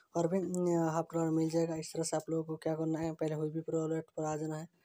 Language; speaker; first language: Hindi; native; Hindi